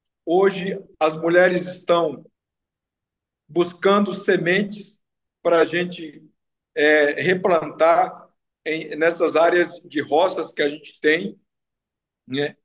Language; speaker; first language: Portuguese; non-native, local second language; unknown